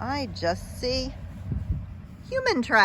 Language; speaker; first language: English; native; English